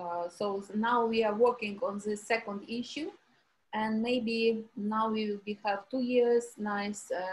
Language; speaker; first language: English; non-native, learner; Ukrainian